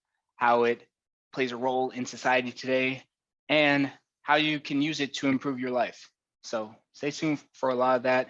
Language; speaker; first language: English; native; English